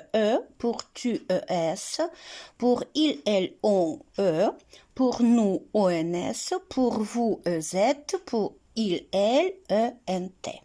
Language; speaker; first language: French; non-native, fluent; Ukrainian